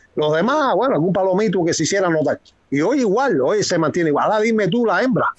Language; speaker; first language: Spanish; native; Spanish